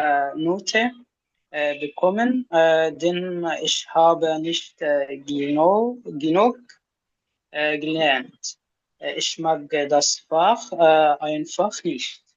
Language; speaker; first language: German; non-native, learner; Arabic